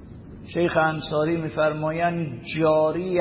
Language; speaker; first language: Persian; native; Persian